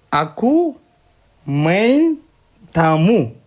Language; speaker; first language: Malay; non-native, learner; Oromo